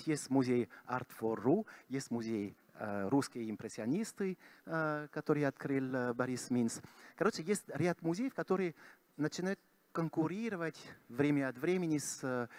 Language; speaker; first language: Russian; non-native, fluent; French